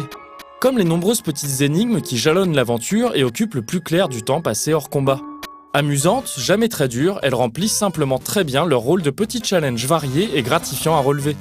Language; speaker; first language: French; native; French